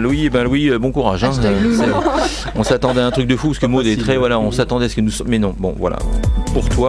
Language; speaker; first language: French; native; French